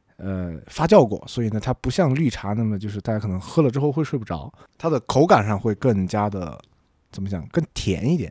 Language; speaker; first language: Chinese; native; Chinese